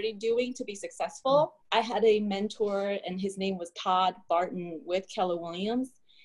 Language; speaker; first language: English; early bilingual, other home language; Chinese